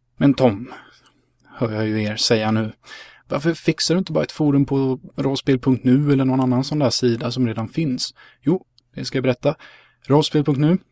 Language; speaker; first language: Swedish; early bilingual, other home language; Hungarian